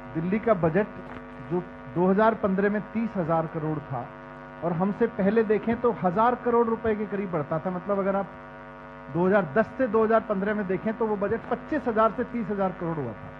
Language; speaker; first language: Hindi; native; Hindi